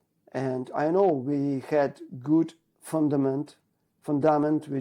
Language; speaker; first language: English; non-native, learner; Ukrainian